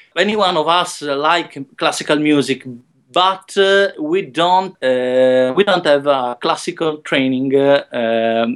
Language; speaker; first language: English; non-native, learner; Italian